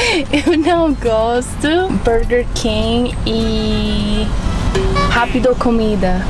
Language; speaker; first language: Portuguese; non-native, learner; English